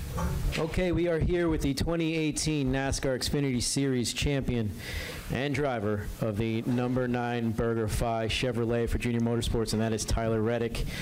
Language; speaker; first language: English; native; English